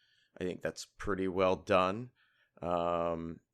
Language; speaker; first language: English; native; English